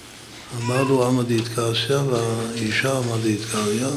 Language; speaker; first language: Hebrew; non-native, fluent; English